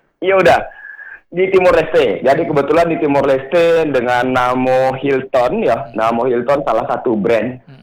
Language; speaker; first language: Indonesian; non-native, local second language; Minangkabau